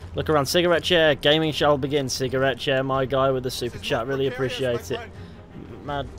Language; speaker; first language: English; native; English